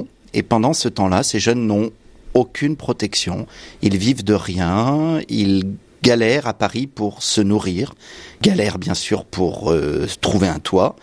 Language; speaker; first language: French; native; French